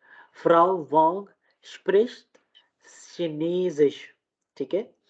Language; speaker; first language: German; non-native, fluent; Urdu